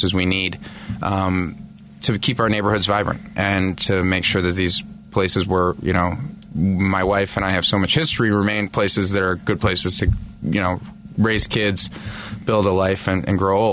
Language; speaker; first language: English; native; English